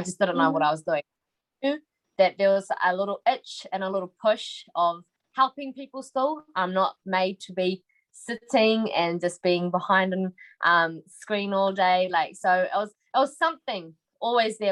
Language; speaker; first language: English; native; English